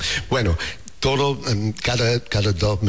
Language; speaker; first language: Spanish; non-native, learner; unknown